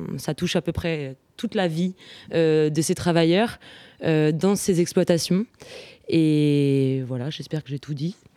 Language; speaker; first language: French; native; French